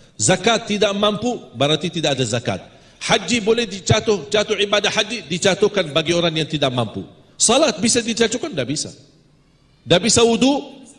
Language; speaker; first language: Malay; non-native, fluent; Arabic